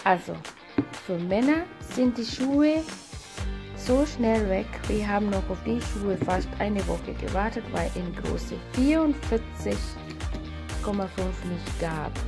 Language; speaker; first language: German; non-native, fluent; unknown